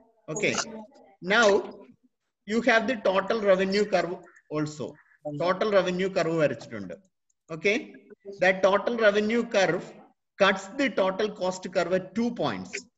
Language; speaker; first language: English; non-native, local second language; Malayalam